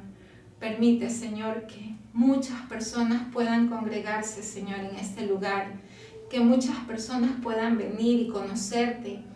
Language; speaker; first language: Spanish; native; Spanish